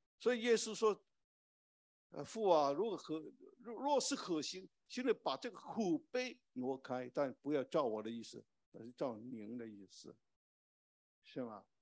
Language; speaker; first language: Chinese; non-native, local second language; Cantonese